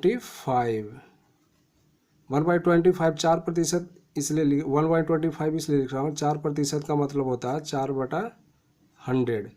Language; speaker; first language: Hindi; native; Hindi